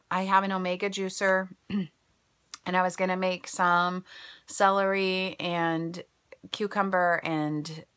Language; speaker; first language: English; native; English